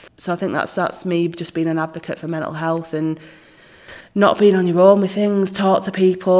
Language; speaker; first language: English; native; English